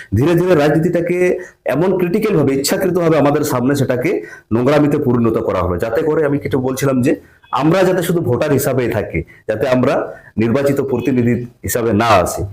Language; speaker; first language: Bangla; non-native, local second language; Santali